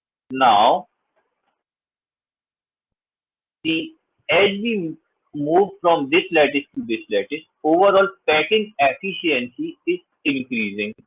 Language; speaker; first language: English; non-native, local second language; Hindi